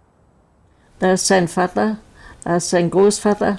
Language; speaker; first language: German; native; German